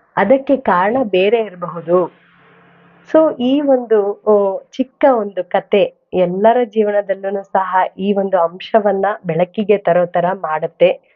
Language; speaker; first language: Kannada; non-native, local second language; Telugu